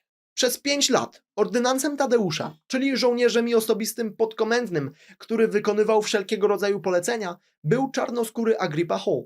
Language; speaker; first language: Polish; native; Polish